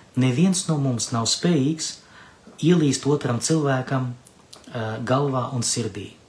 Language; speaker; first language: Latvian; non-native, local second language; Russian